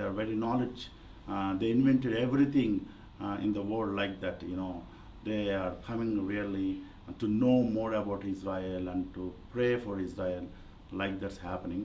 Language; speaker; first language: English; non-native, local second language; Telugu